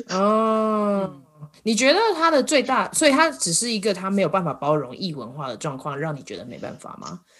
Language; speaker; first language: Chinese; native; Chinese